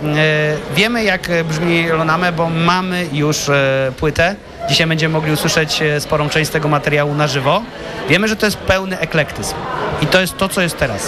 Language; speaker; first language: Polish; native; Polish